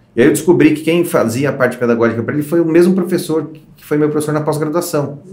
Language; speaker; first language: Portuguese; native; Portuguese